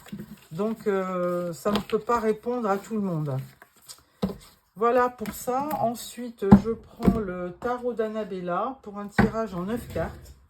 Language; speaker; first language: French; native; French